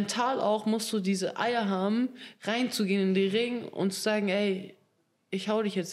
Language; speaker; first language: German; early bilingual, other home language; Russian